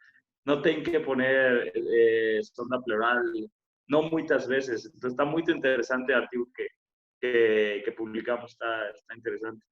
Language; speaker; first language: Spanish; non-native, learner; Portuguese